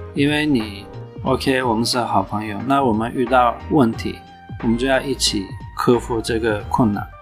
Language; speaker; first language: Chinese; non-native, fluent; Turkish